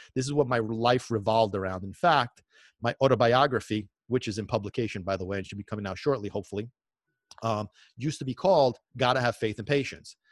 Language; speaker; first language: English; non-native, fluent; Italian